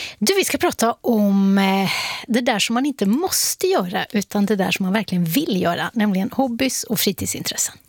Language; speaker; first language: Swedish; native; Swedish